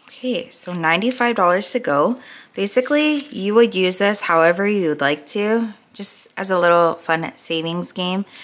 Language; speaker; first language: English; native; English